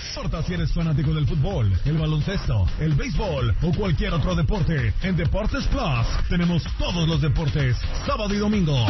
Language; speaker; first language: Spanish; native; Spanish